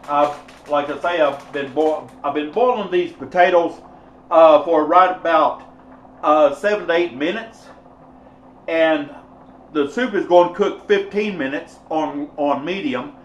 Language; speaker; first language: English; native; English